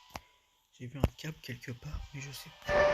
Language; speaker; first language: French; native; French